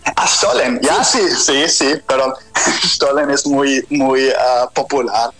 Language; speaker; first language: Spanish; non-native, fluent; German